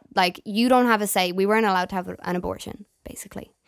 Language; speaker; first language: English; native; English